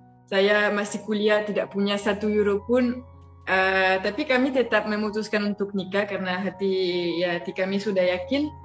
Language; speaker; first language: Indonesian; non-native, fluent; French